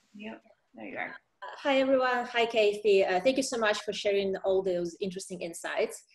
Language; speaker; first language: English; non-native, fluent; Portuguese